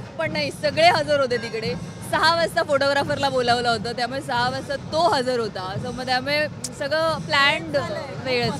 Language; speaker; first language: Marathi; native; Marathi